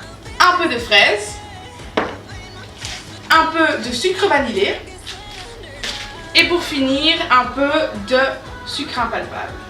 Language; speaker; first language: French; non-native, learner; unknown